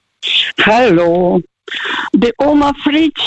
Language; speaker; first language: German; non-native, learner; Russian